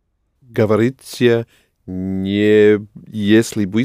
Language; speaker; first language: Russian; non-native, learner; English